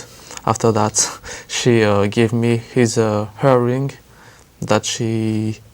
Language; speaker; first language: English; non-native, learner; French